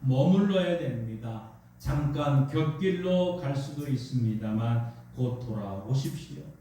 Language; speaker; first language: Korean; native; Korean